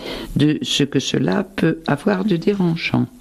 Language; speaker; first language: French; native; French